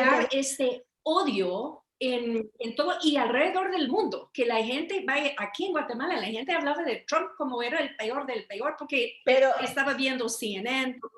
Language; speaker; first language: Spanish; early bilingual, heritage; Spanish